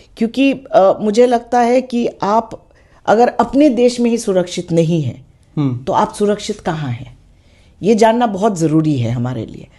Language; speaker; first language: Hindi; non-native, local second language; Khasi